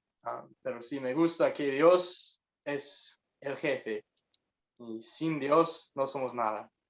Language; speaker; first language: Spanish; non-native, learner; English